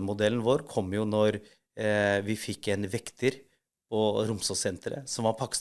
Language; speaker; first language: Norwegian; early bilingual, other home language; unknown